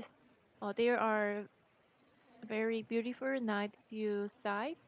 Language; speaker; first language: English; non-native, learner; Korean